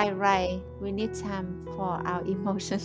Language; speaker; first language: English; non-native, fluent; Vietnamese